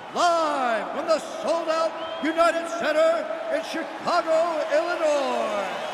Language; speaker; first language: English; native; English